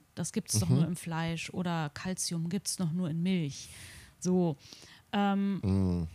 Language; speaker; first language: German; native; German